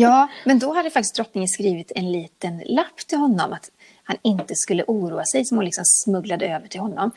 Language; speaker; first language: Swedish; native; Swedish